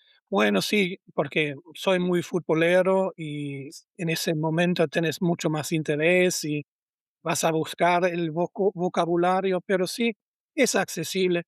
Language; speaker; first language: Spanish; non-native, learner; German